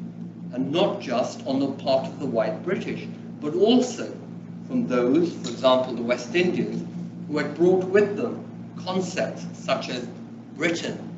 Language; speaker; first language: English; early bilingual, other home language; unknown